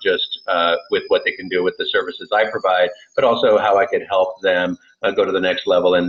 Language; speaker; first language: English; native; English